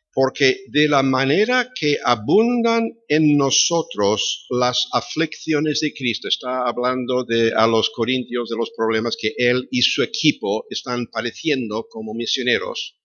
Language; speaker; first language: Spanish; non-native, fluent; English